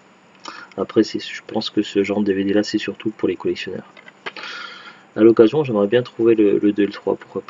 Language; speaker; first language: French; native; French